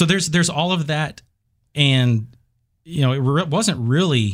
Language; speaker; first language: English; native; English